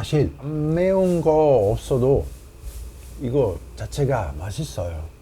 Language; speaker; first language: Korean; non-native, learner; Italian